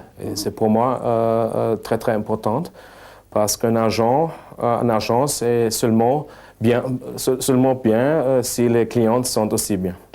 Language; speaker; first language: French; non-native, fluent; German